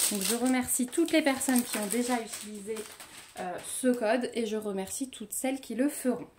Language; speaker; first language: French; native; French